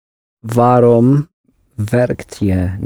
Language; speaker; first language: Dutch; non-native, learner; English